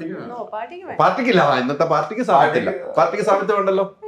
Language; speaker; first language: Malayalam; native; Malayalam